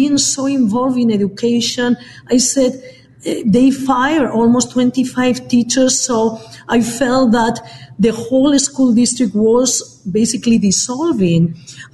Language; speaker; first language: English; non-native, fluent; Spanish